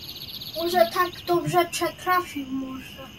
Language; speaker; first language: Polish; early bilingual, heritage; Polish